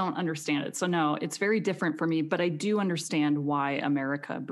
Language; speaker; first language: English; native; English